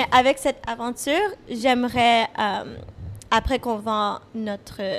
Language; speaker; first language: French; non-native, fluent; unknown